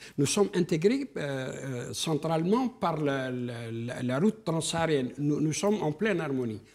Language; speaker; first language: French; non-native, local second language; Arabic